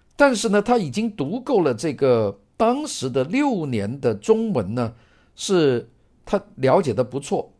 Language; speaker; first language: Chinese; non-native, local second language; Cantonese